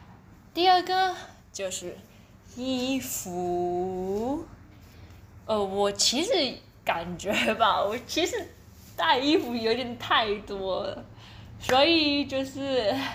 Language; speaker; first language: Chinese; early bilingual, heritage; Chinese